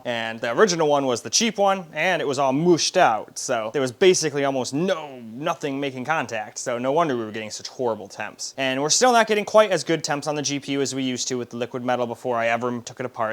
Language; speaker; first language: English; native; English